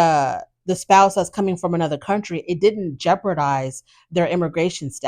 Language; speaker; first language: English; native; English